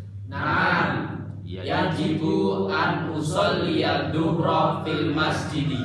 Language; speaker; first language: Arabic; non-native, learner; Indonesian